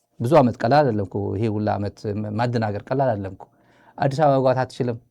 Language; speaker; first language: Amharic; native; Amharic